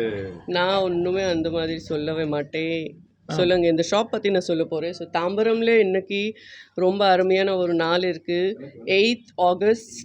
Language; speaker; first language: Tamil; non-native, fluent; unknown